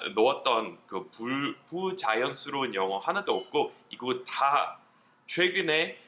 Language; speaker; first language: Korean; non-native, fluent; English